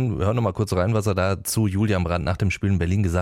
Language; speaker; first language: German; native; German